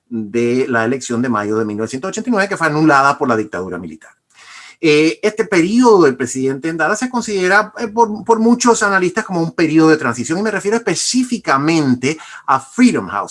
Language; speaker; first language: Spanish; native; Spanish